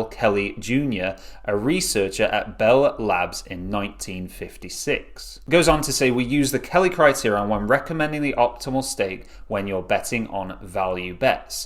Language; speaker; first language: English; native; English